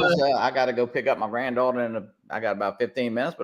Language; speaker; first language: English; native; English